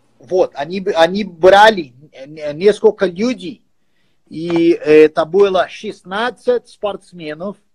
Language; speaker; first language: Russian; non-native, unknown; Portuguese